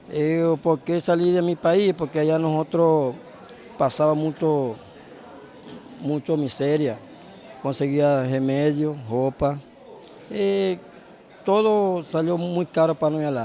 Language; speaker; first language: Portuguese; non-native, learner; Spanish